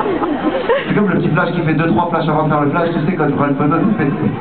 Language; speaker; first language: French; native; French